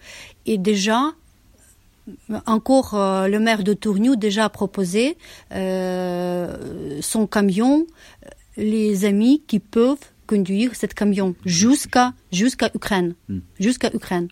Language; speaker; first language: French; non-native, learner; Ukrainian